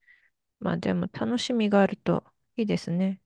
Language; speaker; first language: Japanese; early bilingual, other home language; Korean